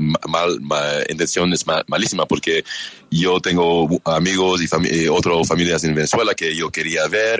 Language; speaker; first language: Spanish; non-native, learner; English